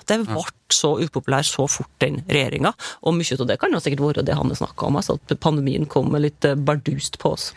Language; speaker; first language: Norwegian; native; Norwegian